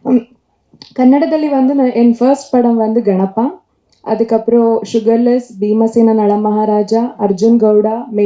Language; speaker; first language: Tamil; non-native, local second language; Kannada